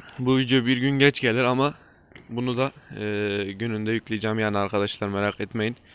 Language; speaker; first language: Turkish; native; Turkish